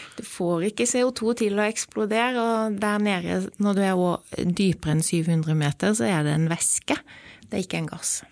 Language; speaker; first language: Norwegian; native; Norwegian